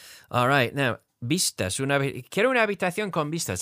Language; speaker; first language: Spanish; non-native, fluent; English